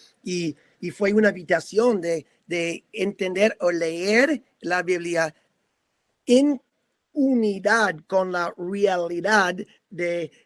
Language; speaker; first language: Spanish; non-native, fluent; English